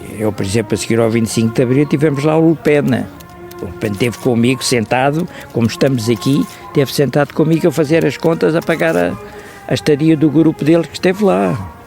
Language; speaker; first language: Portuguese; native; Portuguese